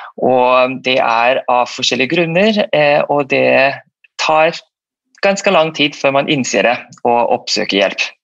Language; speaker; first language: Norwegian; non-native, fluent; Malay